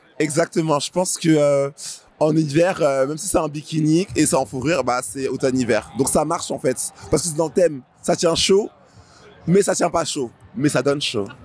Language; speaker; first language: French; native; French